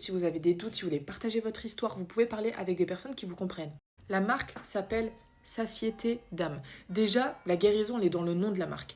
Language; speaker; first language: French; native; French